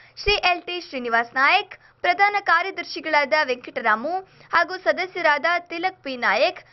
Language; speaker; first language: Kannada; native; Kannada